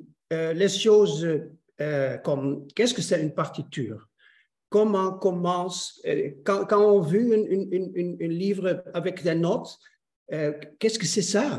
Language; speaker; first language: French; non-native, learner; Dutch